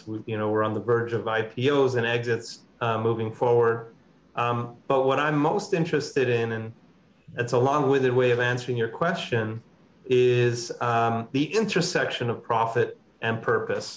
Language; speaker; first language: English; native; English